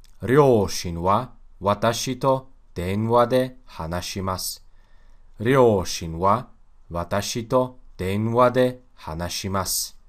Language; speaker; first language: Japanese; non-native, learner; Russian